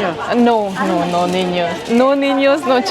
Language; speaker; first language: Spanish; non-native, learner; Cebuano